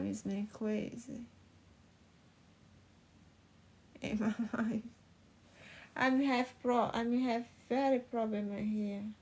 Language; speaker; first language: English; non-native, learner; Portuguese